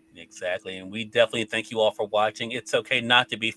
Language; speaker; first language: English; native; English